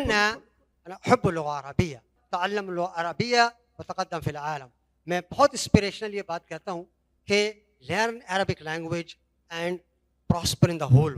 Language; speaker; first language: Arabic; non-native, fluent; Urdu